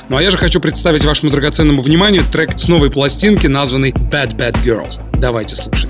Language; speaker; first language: Russian; native; Russian